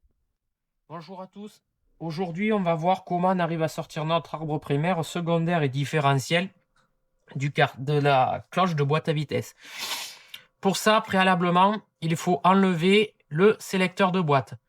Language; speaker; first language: French; native; French